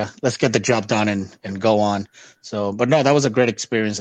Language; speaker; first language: English; non-native, fluent; Spanish